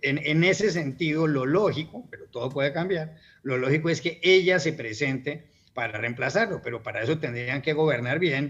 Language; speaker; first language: Spanish; native; Spanish